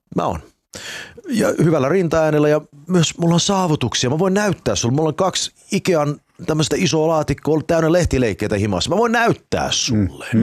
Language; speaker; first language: Finnish; early bilingual, heritage; Finnish